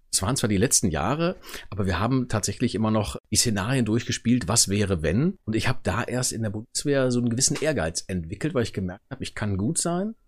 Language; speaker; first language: German; native; German